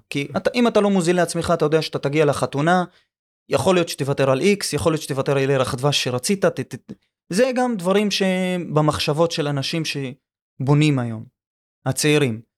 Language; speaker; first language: Hebrew; non-native, local second language; Arabic